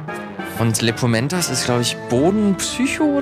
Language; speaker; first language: German; native; German